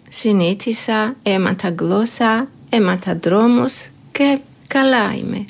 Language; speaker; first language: Greek; non-native, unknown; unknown